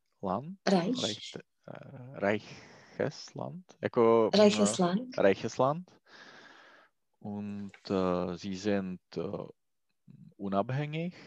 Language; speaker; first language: German; non-native, learner; Czech